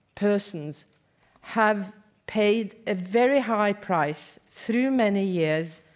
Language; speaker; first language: English; non-native, fluent; Norwegian